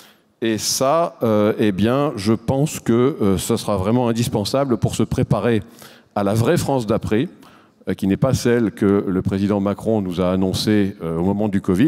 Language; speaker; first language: French; native; French